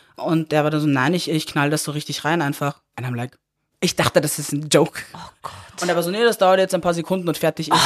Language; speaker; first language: German; early bilingual, other home language; Persian